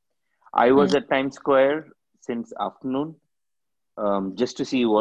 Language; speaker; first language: English; non-native, local second language; Tamil